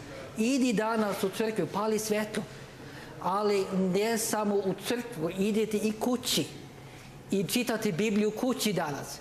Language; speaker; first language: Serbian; non-native, learner; Norwegian